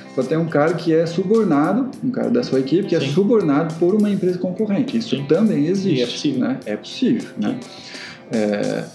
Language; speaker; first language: Portuguese; non-native, fluent; French